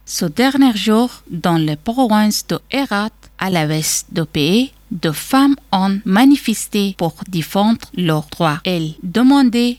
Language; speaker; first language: French; non-native, fluent; Persian